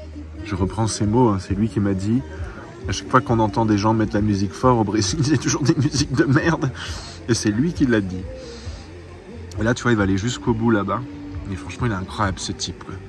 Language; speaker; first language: French; native; French